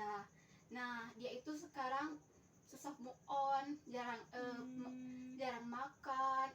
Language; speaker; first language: Indonesian; native; Indonesian